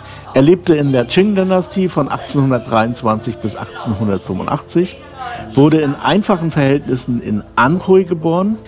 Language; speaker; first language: German; native; German